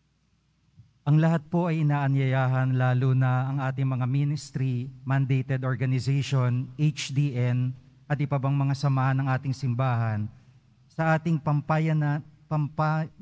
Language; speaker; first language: Filipino; native; Filipino